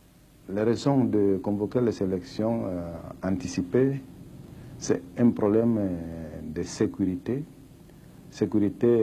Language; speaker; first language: French; non-native, fluent; Spanish